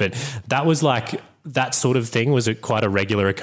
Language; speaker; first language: English; native; English